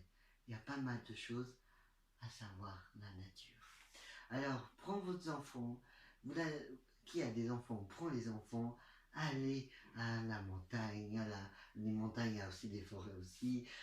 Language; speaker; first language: French; non-native, learner; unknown